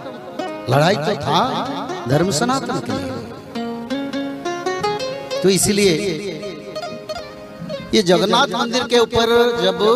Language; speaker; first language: Hindi; non-native, local second language; Odia